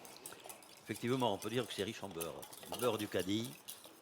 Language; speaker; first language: French; native; French